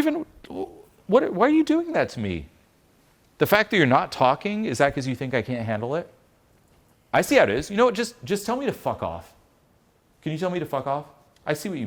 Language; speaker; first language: English; non-native, fluent; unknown